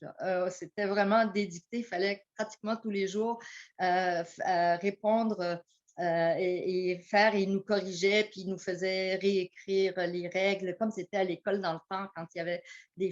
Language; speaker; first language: French; early bilingual, heritage; French